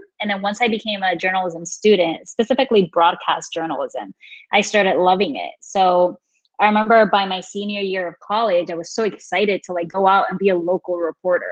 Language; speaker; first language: English; non-native, fluent; Spanish